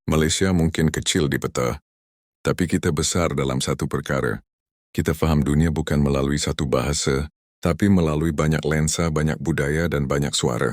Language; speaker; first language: Malay; native; Malay